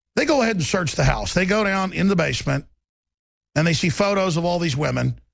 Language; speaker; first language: English; native; English